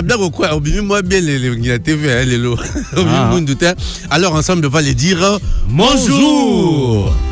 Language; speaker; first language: French; non-native, local second language; Lingala